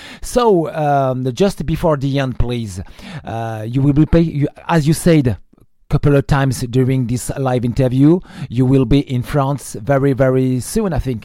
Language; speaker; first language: English; non-native, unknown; French